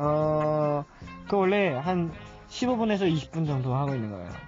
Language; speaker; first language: Korean; native; Korean